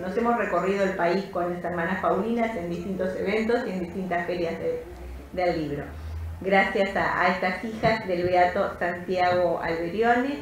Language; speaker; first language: Spanish; native; Spanish